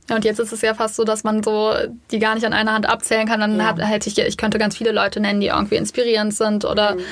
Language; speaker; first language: German; native; German